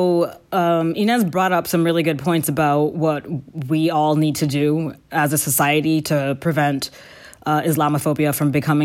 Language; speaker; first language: English; non-native, local second language; Akan